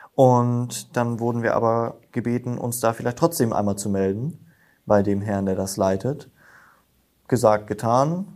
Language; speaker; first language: German; native; German